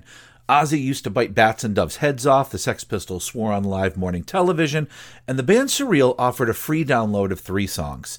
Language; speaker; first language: English; native; English